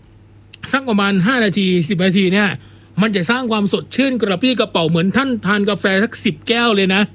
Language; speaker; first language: Thai; non-native, local second language; Northeastern Thai